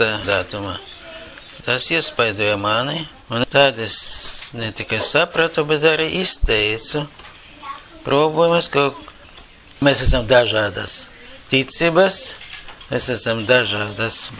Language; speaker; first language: Latvian; non-native, local second language; Russian